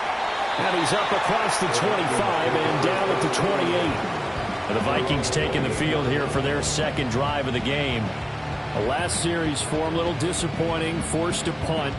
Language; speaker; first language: English; native; English